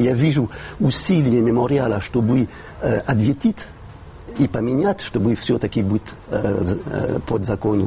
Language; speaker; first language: Russian; non-native, fluent; French